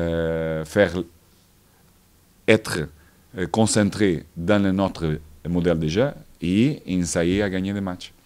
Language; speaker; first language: French; non-native, fluent; Portuguese